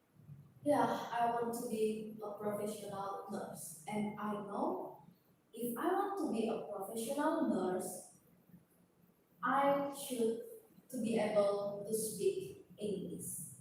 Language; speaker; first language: English; non-native, learner; Indonesian